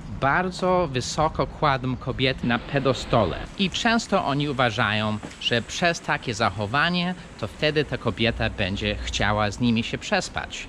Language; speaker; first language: Polish; non-native, fluent; English